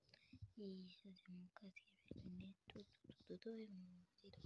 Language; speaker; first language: French; non-native, local second language; Lingala